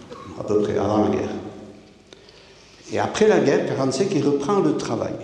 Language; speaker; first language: French; native; French